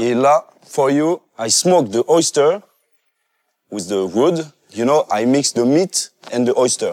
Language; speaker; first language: English; non-native, learner; French